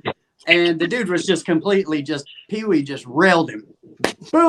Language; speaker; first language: English; native; English